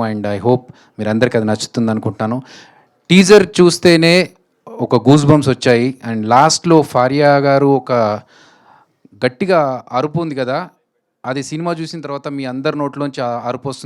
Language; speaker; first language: Telugu; native; Telugu